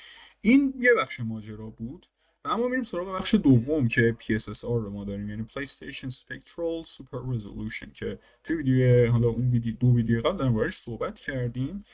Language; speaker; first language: Persian; native; Persian